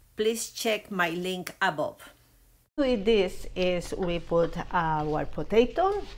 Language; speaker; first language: English; non-native, fluent; Spanish